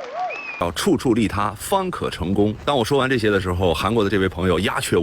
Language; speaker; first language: Chinese; native; Chinese